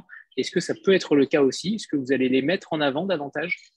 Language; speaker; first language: French; native; French